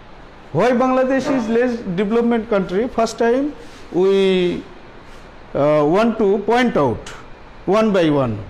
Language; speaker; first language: English; non-native, local second language; Bangla